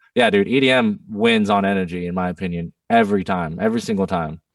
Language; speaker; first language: English; non-native, fluent; German